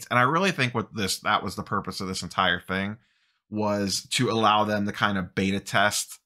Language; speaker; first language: English; native; English